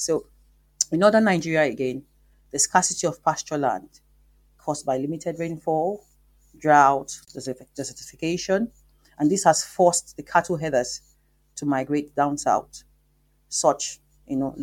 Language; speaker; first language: English; non-native, local second language; Yoruba